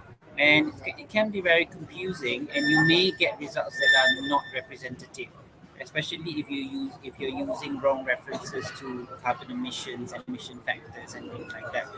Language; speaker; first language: English; non-native, local second language; Malay